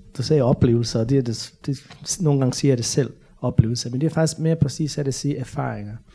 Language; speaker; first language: Danish; non-native, fluent; Bosnian